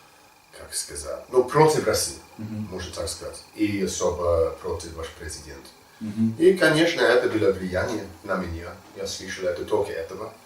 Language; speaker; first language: Russian; non-native, learner; English